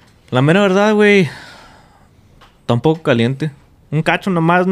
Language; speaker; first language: Spanish; early bilingual, other home language; English